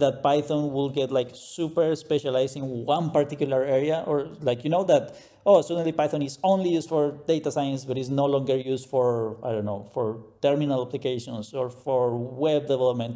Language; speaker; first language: English; non-native, fluent; Spanish